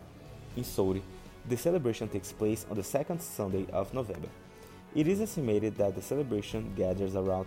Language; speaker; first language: English; non-native, fluent; Portuguese